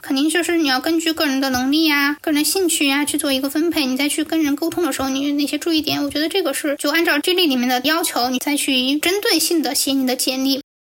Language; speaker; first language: Chinese; native; Chinese